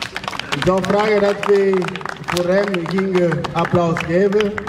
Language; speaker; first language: Dutch; non-native, fluent; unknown